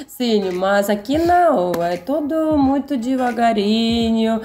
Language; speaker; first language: Portuguese; non-native, learner; Russian